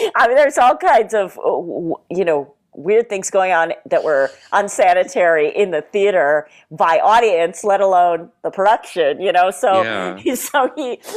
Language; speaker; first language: English; native; English